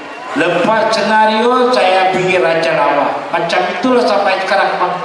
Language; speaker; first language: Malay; non-native, local second language; Tamil